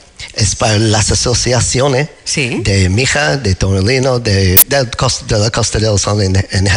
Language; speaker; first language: Spanish; non-native, learner; English